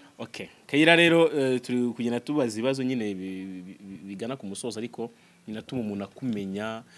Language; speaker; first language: Kinyarwanda; native; Kinyarwanda